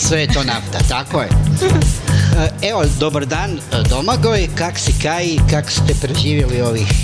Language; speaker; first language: Croatian; native; Croatian